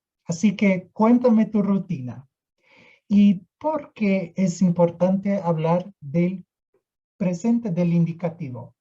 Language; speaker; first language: Spanish; non-native, fluent; Portuguese